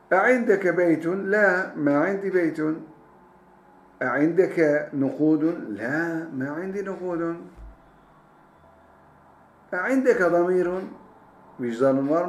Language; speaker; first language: Arabic; non-native, fluent; Turkish